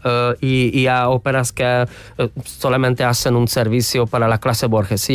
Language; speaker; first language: Catalan; non-native, fluent; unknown